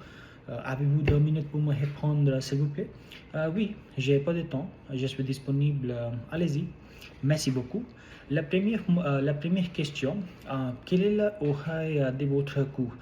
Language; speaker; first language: French; non-native, learner; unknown